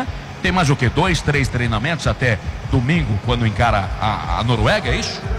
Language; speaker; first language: Portuguese; native; Portuguese